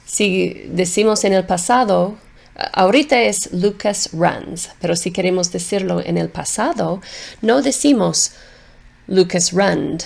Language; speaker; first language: Spanish; non-native, fluent; English